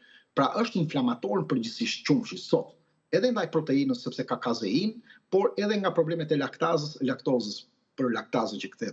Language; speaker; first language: Albanian; native; Albanian